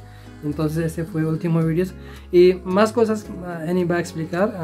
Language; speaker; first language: Spanish; non-native, learner; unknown